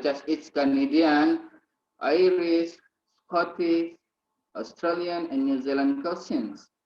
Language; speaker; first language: English; non-native, learner; Indonesian